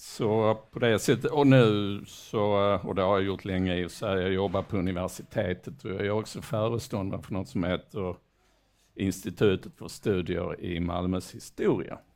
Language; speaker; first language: Swedish; native; Swedish